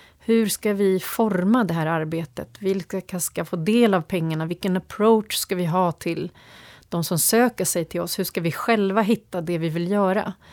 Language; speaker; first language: Swedish; early bilingual, other home language; Turoyo